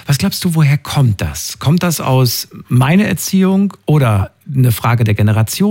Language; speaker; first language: German; native; German